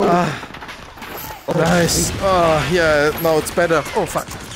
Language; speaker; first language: English; non-native, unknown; German